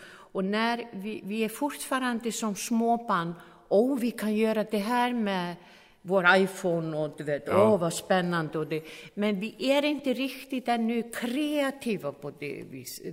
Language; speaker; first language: Swedish; non-native, fluent; Icelandic